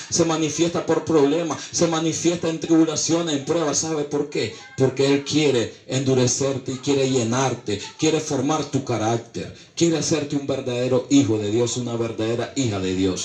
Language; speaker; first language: Spanish; native; Spanish